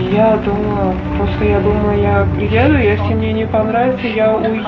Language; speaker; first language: Russian; non-native, learner; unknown